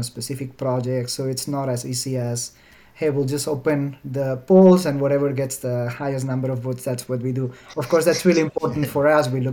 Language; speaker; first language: English; non-native, fluent; Spanish